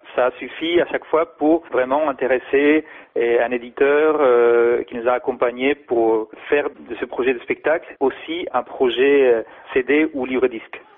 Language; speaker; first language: French; non-native, fluent; Spanish